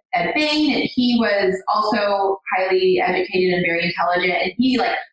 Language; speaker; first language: English; native; English